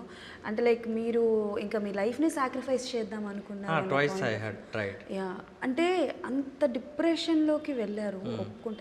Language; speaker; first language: Telugu; native; Telugu